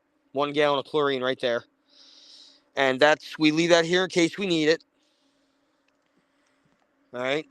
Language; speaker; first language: English; native; English